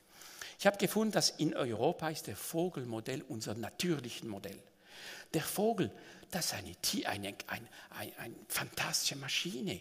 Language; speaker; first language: German; non-native, local second language; French